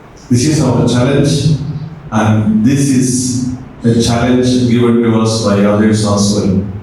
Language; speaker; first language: English; non-native, local second language; Malayalam